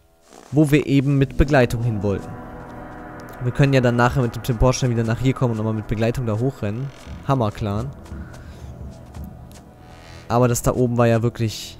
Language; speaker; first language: German; native; German